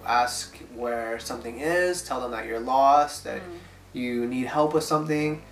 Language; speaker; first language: English; native; English